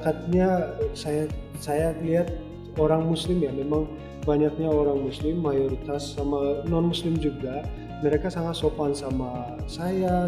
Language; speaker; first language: Indonesian; non-native, fluent; Turkmen